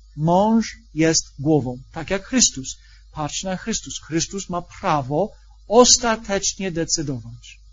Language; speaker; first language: Polish; non-native, fluent; English